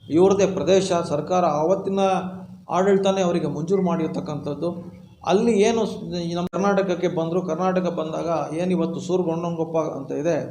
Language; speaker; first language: Kannada; non-native, local second language; Lambadi